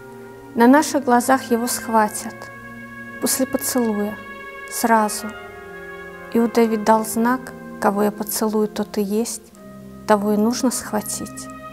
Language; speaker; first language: Russian; native; Russian